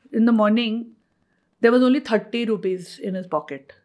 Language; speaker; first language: Hindi; native; Hindi